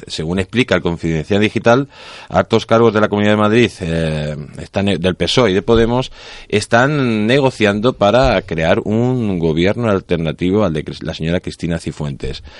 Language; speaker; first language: Spanish; native; Spanish